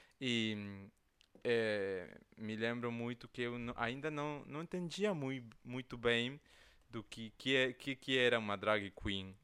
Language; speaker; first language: Portuguese; non-native, fluent; Spanish